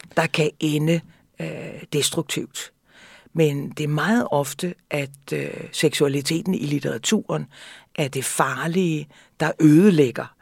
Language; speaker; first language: Danish; native; Danish